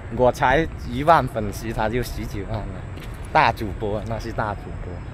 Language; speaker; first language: Chinese; native; Chinese